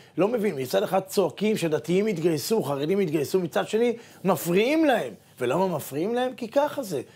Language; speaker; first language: Hebrew; native; Hebrew